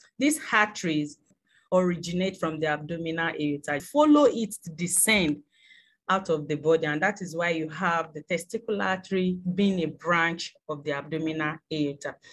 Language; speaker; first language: English; non-native, local second language; Yoruba